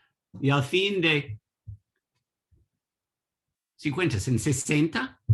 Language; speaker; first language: Spanish; non-native, learner; English